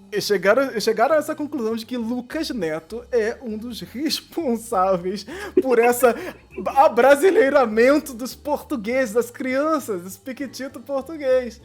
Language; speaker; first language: Portuguese; native; Portuguese